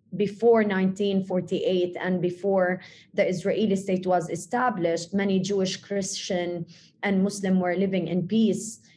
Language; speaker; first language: English; early bilingual, other home language; Arabic